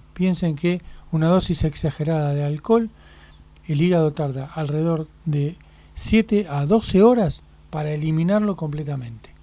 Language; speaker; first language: Spanish; native; Spanish